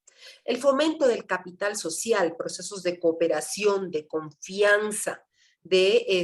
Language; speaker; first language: Spanish; native; Spanish